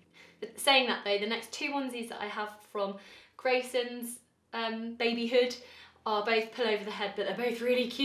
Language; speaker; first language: English; native; English